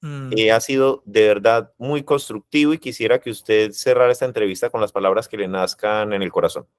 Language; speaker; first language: Spanish; native; Spanish